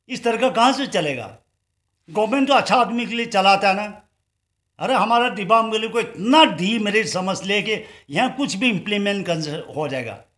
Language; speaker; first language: Hindi; non-native, local second language; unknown